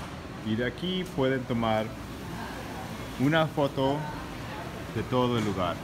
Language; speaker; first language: Spanish; early bilingual, heritage; Spanish